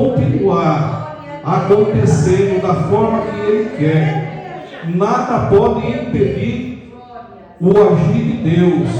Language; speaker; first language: Portuguese; native; Portuguese